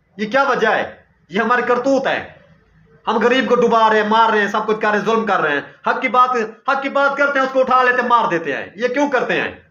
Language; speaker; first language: Urdu; non-native, local second language; Saraiki